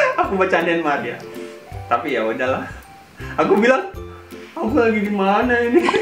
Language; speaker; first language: Indonesian; native; Indonesian